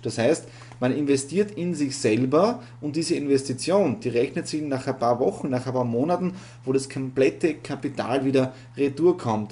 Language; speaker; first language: German; native; German